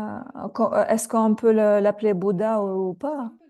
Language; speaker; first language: French; non-native, fluent; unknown